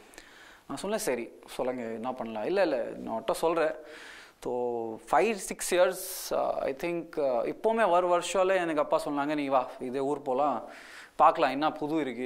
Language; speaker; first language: Tamil; non-native, local second language; Hindi